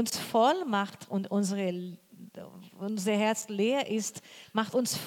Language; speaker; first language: German; non-native, learner; Portuguese